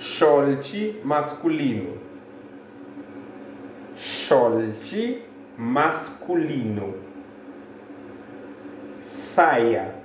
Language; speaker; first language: Portuguese; non-native, fluent; Haitian Creole